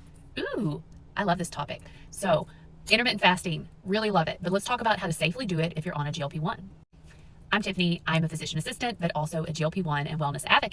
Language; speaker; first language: English; native; English